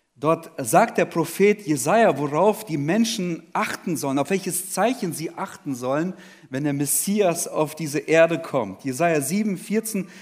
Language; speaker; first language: German; early bilingual, other home language; Russian